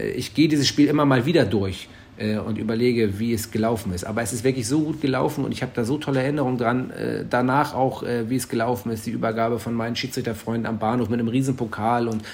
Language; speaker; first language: German; native; German